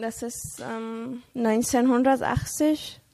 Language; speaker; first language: German; non-native, learner; Arabic